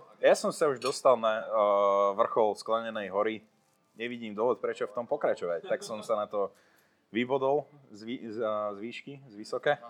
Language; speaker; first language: Slovak; non-native, local second language; Hungarian